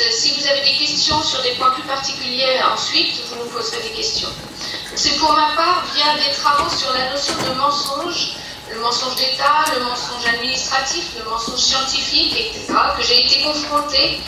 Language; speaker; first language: French; native; French